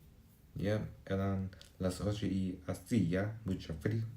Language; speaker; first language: Spanish; non-native, learner; English